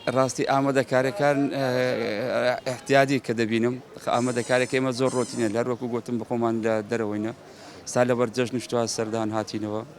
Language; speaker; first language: Central Kurdish; native; Central Kurdish